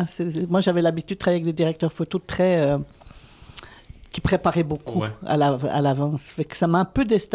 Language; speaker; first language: French; native; French